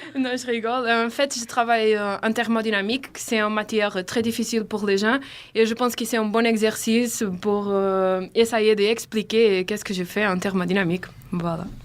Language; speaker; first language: French; non-native, fluent; Portuguese